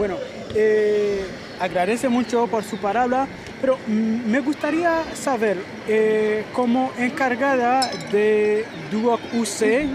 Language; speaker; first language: Spanish; non-native, learner; Haitian Creole